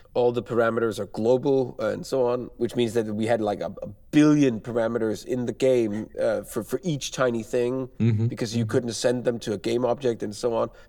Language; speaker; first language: English; non-native, fluent; Danish